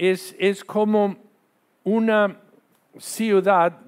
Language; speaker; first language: Spanish; non-native, fluent; English